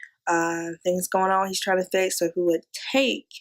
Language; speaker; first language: English; native; English